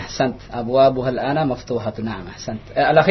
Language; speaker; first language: Arabic; non-native, fluent; Indonesian